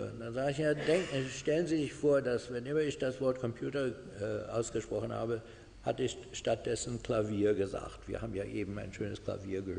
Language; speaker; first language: German; non-native, fluent; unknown